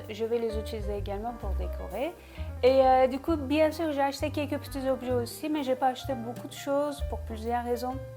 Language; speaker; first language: French; non-native, fluent; Turkish